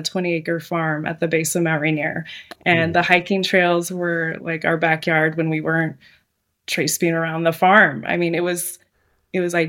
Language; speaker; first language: English; native; English